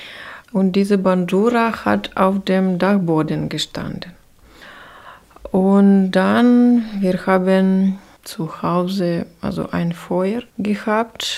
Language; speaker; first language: German; non-native, learner; Ukrainian